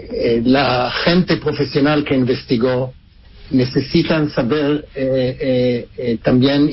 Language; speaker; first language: Spanish; non-native, fluent; Hebrew